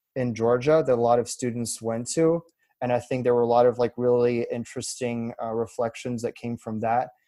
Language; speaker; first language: English; early bilingual, other home language; French